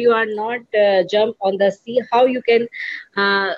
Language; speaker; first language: English; non-native, learner; Urdu